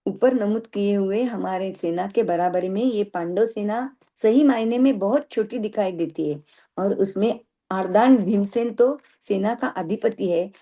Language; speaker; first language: Hindi; non-native, local second language; Marathi